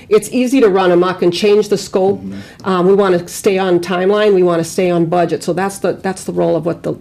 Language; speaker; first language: English; native; English